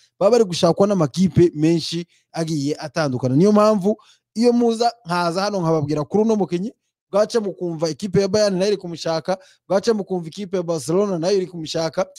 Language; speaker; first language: Kinyarwanda; native; Kinyarwanda